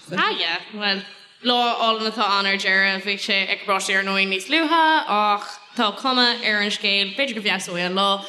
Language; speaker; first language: Irish; non-native, local second language; English